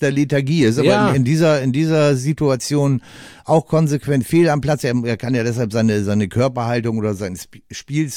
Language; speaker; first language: German; native; German